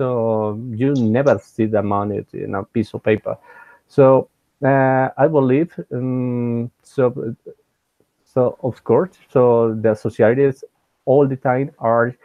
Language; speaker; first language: English; non-native, learner; Spanish